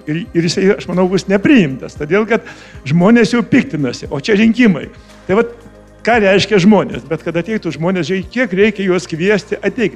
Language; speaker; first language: Lithuanian; native; Lithuanian